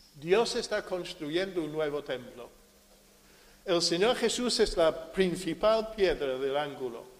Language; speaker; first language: Spanish; non-native, fluent; English